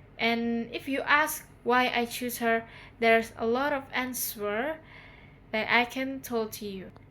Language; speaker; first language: English; non-native, learner; Indonesian